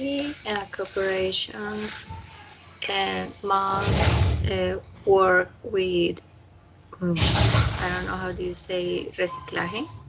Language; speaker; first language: English; non-native, learner; Spanish